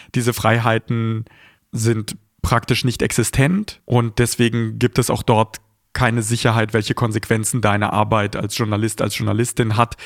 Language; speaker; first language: German; early bilingual, other home language; Russian